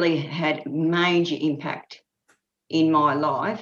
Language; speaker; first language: English; native; English